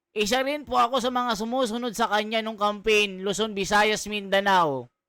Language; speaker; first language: Filipino; non-native, local second language; Iloko